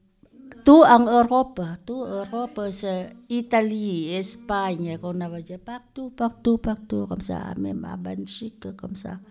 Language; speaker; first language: French; non-native, learner; Lao